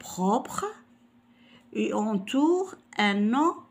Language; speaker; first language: French; non-native, local second language; Arabic